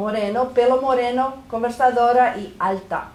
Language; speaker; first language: Spanish; non-native, fluent; Portuguese